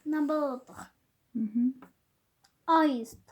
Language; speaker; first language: Russian; native; Russian